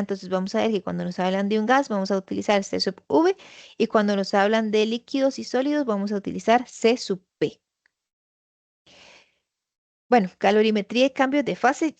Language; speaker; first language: Spanish; native; Spanish